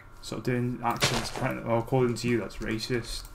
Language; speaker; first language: English; native; English